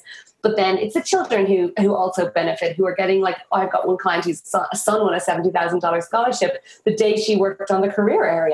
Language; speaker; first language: English; native; English